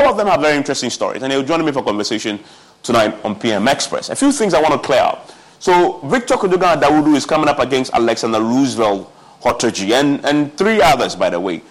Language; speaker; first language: English; non-native, local second language; Akan